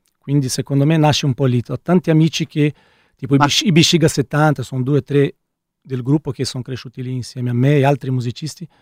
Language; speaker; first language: Italian; non-native, fluent; Portuguese